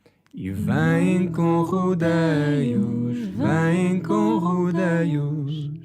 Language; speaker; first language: Portuguese; non-native, fluent; English